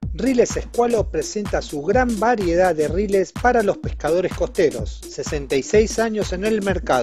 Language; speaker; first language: Spanish; native; Spanish